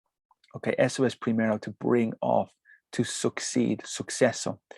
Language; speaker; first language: Spanish; non-native, learner; English